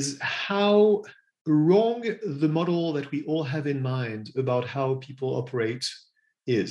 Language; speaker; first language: English; non-native, fluent; French